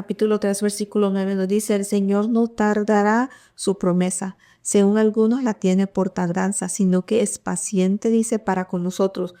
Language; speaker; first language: Spanish; early bilingual, heritage; Spanish